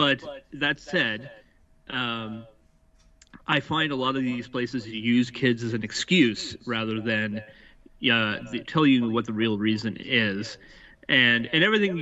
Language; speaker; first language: English; native; English